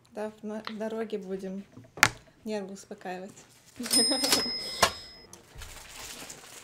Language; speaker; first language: Russian; native; Russian